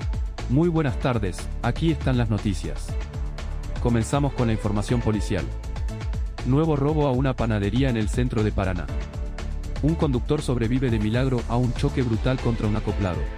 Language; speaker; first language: Spanish; native; Spanish